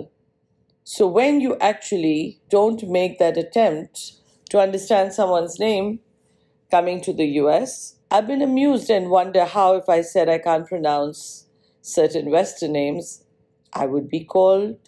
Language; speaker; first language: English; non-native, local second language; Marathi